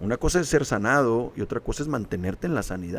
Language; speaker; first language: Spanish; native; Spanish